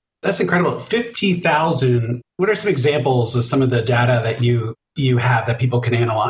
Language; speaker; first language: English; native; English